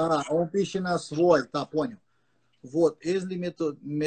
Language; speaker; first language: Russian; non-native, learner; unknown